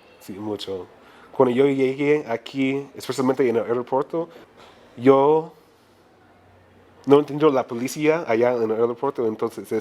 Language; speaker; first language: Spanish; non-native, learner; English